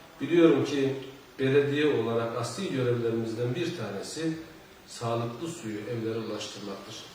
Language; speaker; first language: Turkish; native; Turkish